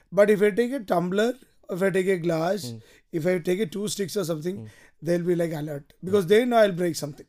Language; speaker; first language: English; non-native, local second language; Malayalam